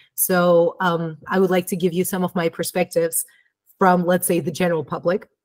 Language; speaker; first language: English; early bilingual, other home language; Romanian